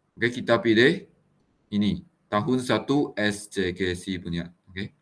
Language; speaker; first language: Malay; non-native, local second language; Chinese